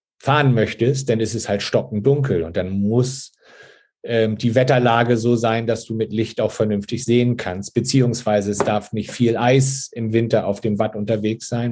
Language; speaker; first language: German; native; German